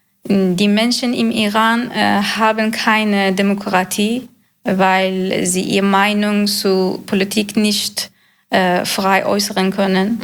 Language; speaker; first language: German; non-native, learner; Persian